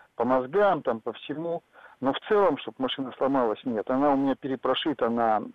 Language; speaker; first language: Russian; native; Russian